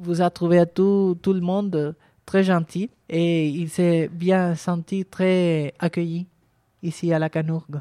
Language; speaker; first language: French; non-native, fluent; Spanish